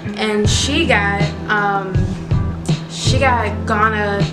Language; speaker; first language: English; native; English